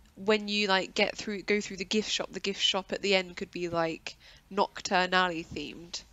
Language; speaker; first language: English; native; English